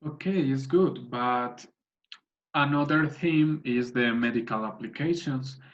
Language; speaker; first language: English; non-native, learner; Spanish